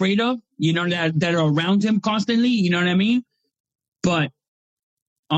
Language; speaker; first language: English; native; English